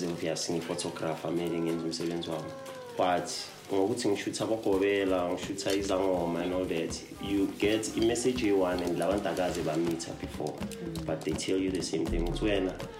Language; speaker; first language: English; non-native, local second language; Zulu